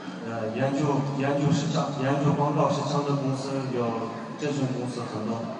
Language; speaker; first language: Chinese; non-native, learner; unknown